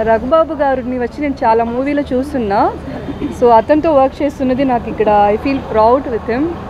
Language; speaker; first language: Telugu; non-native, local second language; Tamil